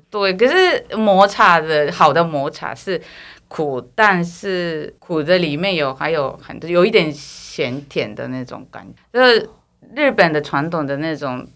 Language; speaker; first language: Chinese; non-native, fluent; Japanese